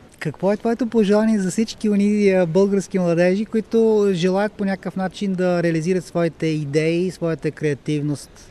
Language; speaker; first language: Bulgarian; native; Bulgarian